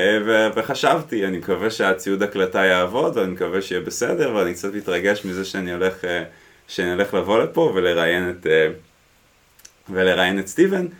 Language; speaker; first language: Hebrew; native; Hebrew